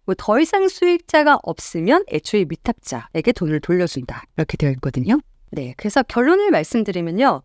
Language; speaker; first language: Korean; native; Korean